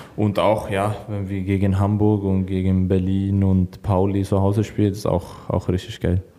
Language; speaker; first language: German; non-native, learner; Swedish